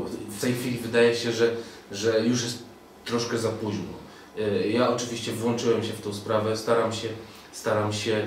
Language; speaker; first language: Polish; native; Polish